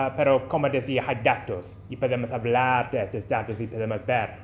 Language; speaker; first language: Spanish; non-native, fluent; English